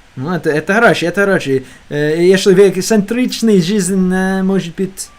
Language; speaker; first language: Russian; non-native, learner; English